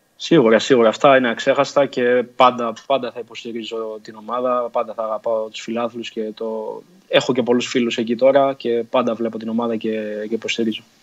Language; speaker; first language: Greek; early bilingual, other home language; Portuguese